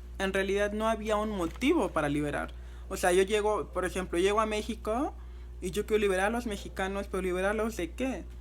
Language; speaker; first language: Spanish; non-native, fluent; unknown